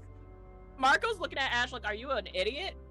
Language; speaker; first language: English; native; English